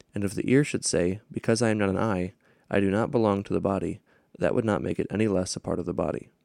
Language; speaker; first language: English; native; English